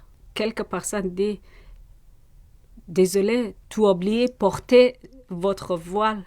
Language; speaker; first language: French; non-native, learner; Persian